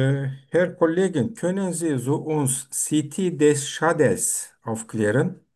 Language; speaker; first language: German; non-native, fluent; Turkish